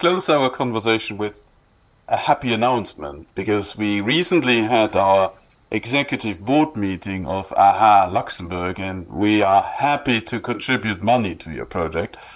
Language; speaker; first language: English; non-native, fluent; Luxembourgish